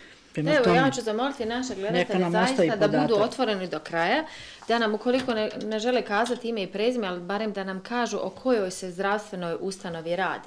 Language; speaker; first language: Serbian; native; Serbian